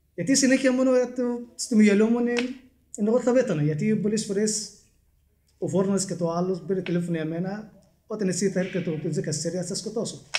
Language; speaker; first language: Greek; non-native, learner; Arabic